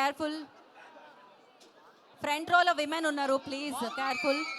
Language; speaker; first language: Telugu; native; Telugu